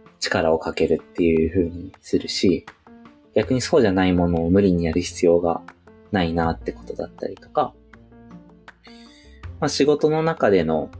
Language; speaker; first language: Japanese; native; Japanese